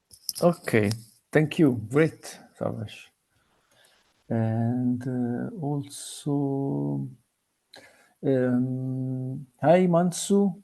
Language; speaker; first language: English; non-native, fluent; Italian